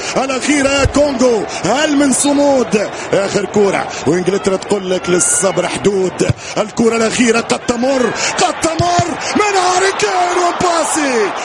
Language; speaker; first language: Arabic; native; Arabic